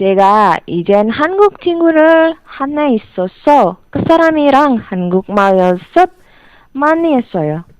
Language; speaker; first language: Korean; non-native, learner; Indonesian